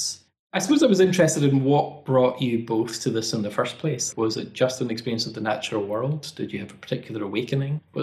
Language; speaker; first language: English; native; English